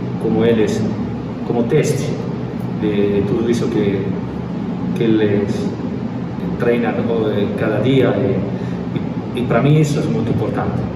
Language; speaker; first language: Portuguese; non-native, learner; Spanish